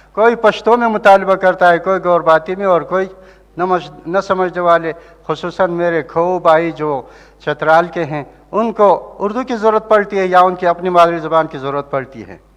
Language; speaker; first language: Urdu; non-native, local second language; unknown